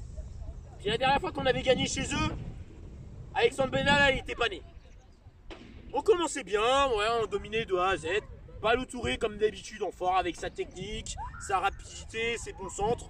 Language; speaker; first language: French; native; French